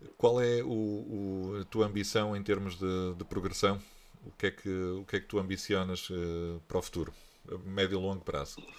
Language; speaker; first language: Portuguese; native; Portuguese